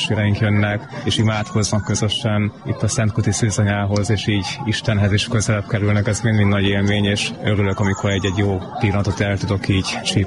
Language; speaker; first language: Hungarian; native; Hungarian